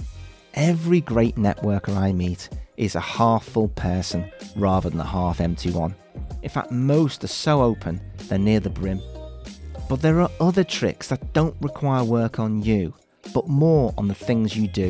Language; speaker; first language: English; native; English